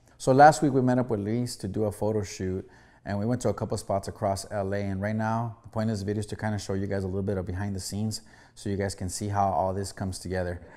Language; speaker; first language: English; early bilingual, other home language; Spanish